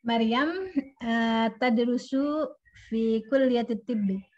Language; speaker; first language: Arabic; non-native, learner; Indonesian